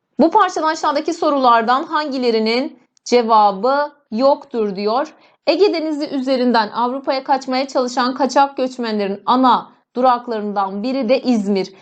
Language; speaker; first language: Turkish; native; Turkish